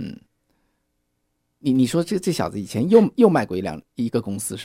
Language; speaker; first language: Chinese; native; Chinese